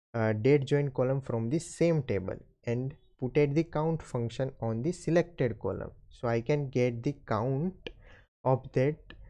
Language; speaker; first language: English; non-native, local second language; Gujarati